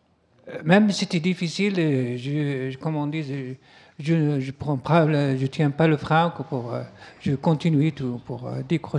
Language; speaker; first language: French; non-native, local second language; Arabic